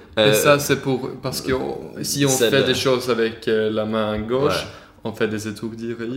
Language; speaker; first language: French; non-native, learner; Swedish